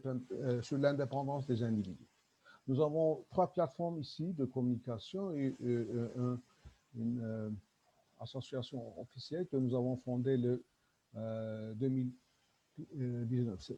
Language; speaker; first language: French; non-native, learner; Turkish